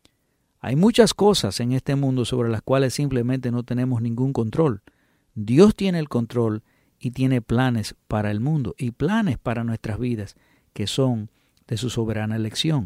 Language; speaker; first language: Spanish; native; Spanish